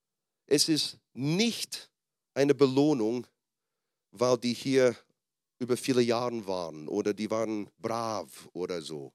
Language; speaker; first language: German; non-native, fluent; English